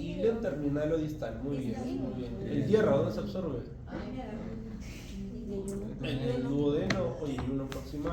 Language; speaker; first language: Spanish; native; Spanish